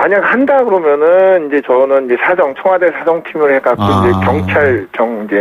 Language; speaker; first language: Korean; native; Korean